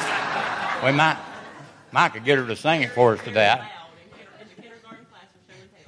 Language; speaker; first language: English; native; English